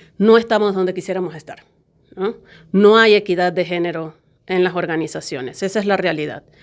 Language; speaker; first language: Spanish; native; Spanish